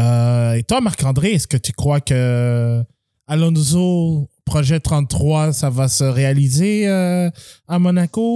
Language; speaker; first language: French; native; French